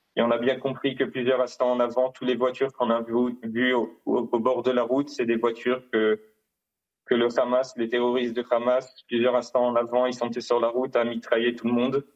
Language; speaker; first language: French; non-native, fluent; Hebrew